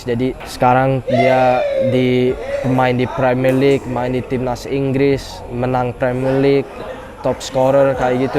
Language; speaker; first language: Indonesian; early bilingual, heritage; English